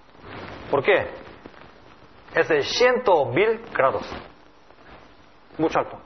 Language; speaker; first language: Spanish; non-native, learner; Korean